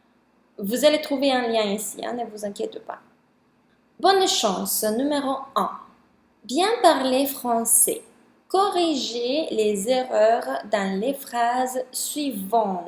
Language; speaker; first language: French; non-native, fluent; Spanish